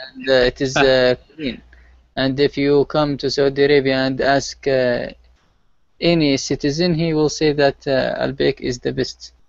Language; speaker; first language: English; non-native, learner; Arabic